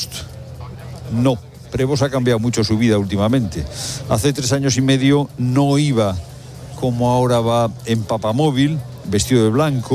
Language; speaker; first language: Spanish; native; Spanish